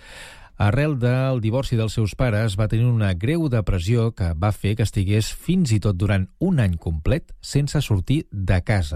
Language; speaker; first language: Catalan; native; Catalan